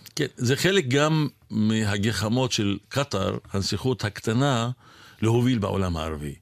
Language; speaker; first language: Hebrew; non-native, local second language; Arabic